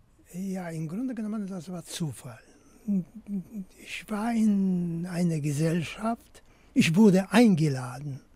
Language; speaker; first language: German; non-native, fluent; Polish